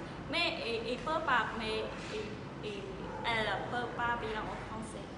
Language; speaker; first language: French; non-native, learner; Khmer